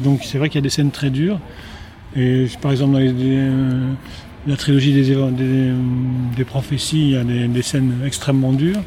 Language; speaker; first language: French; native; French